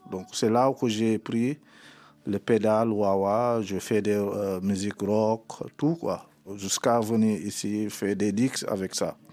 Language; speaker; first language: French; non-native, local second language; Mandingo